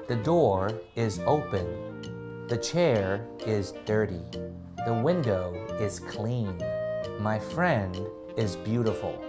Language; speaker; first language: English; non-native, fluent; Chinese